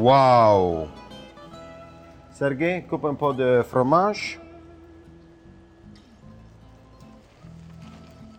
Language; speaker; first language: French; non-native, fluent; Italian